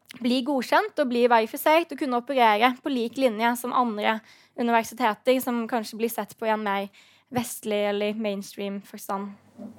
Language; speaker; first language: Norwegian; native; Norwegian